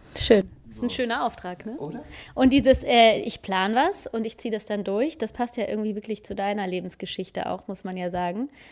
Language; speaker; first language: German; native; German